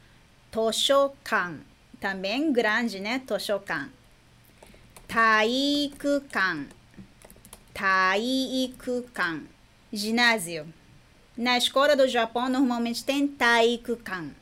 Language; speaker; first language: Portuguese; non-native, fluent; Japanese